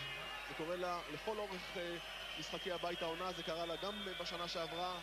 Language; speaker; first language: Hebrew; native; Hebrew